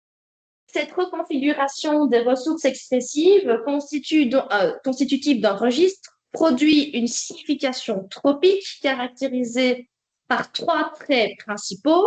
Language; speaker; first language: French; native; French